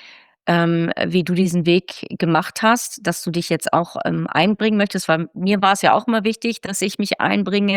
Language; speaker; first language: German; native; German